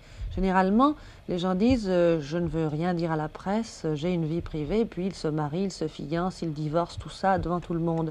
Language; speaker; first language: French; native; French